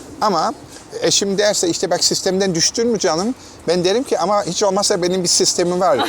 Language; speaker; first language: Turkish; non-native, fluent; German